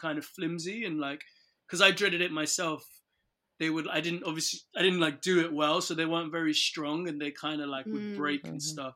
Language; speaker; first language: English; non-native, local second language; Yoruba